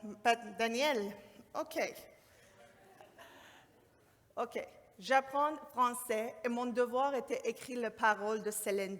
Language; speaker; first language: French; non-native, learner; Persian